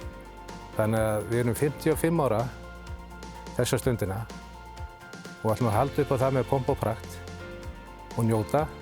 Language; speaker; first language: Icelandic; native; Icelandic